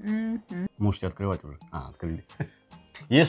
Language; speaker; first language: Russian; native; Russian